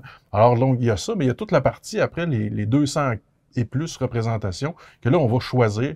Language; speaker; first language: French; native; French